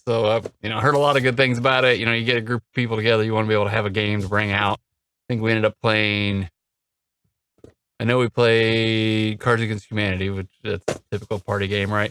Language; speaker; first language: English; native; English